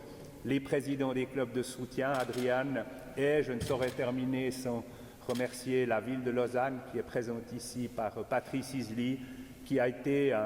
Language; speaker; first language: French; native; French